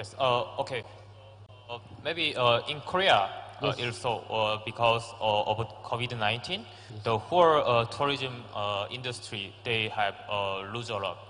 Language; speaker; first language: English; non-native, learner; Korean